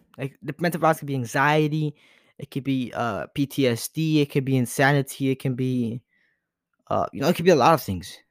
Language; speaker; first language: English; early bilingual, other home language; Spanish